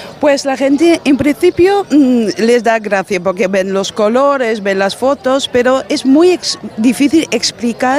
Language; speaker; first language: Spanish; non-native, fluent; Dutch